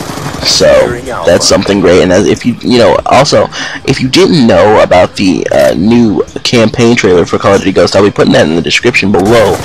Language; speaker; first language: English; native; English